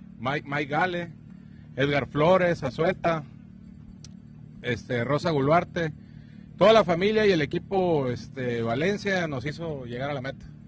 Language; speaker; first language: Spanish; native; Spanish